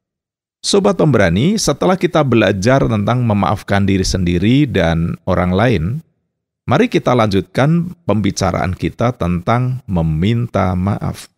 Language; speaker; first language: Indonesian; native; Indonesian